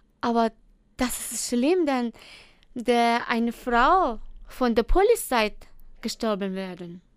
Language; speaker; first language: German; non-native, learner; Persian